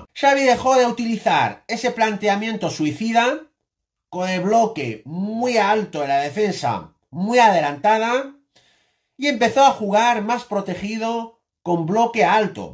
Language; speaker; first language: Spanish; native; Spanish